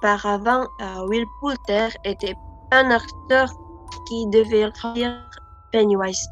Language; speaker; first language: French; non-native, learner; Indonesian